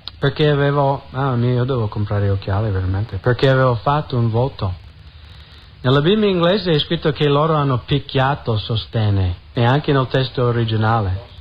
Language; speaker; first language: Italian; non-native, fluent; English